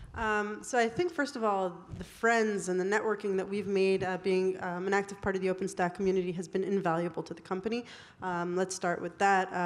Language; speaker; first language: English; non-native, fluent; Hebrew